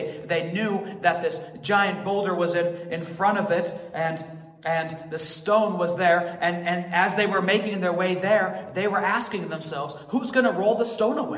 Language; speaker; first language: English; native; English